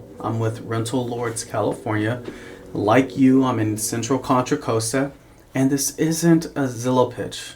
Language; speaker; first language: English; native; English